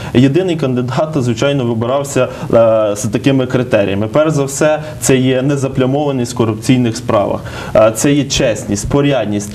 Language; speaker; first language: Ukrainian; native; Ukrainian